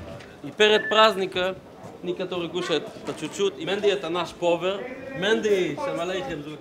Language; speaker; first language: Russian; non-native, fluent; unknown